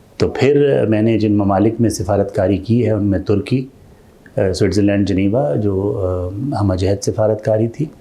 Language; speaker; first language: Urdu; non-native, local second language; Saraiki